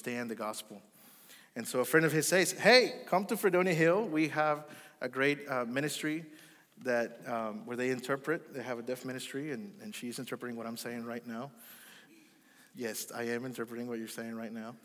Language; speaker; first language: English; early bilingual, other home language; Spanish